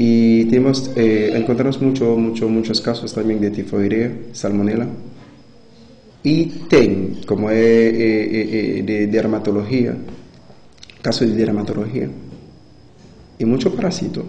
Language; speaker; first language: Spanish; non-native, fluent; Haitian Creole